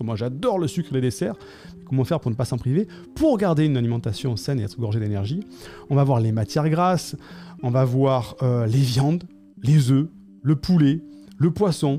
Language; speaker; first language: French; native; French